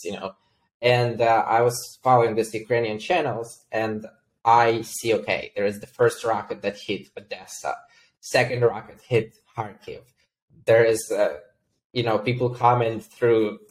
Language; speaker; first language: English; non-native, fluent; Ukrainian